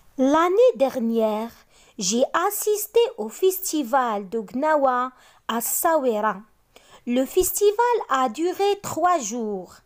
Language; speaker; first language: French; non-native, local second language; Arabic